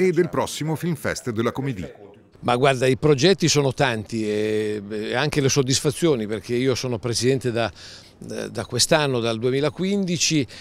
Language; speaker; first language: Italian; native; Italian